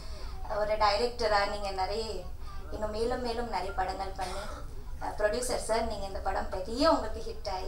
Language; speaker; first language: Tamil; non-native, local second language; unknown